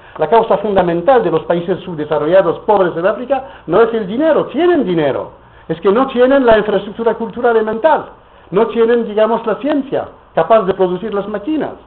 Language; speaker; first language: Spanish; non-native, fluent; French